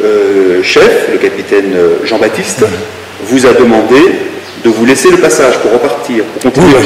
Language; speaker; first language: French; native; French